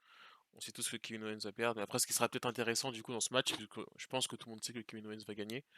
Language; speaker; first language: French; native; French